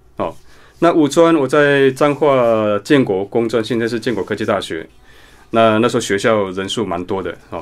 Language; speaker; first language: Chinese; non-native, local second language; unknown